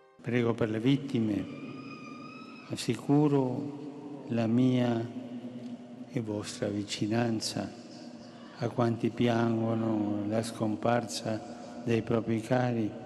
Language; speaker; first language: Italian; non-native, fluent; Spanish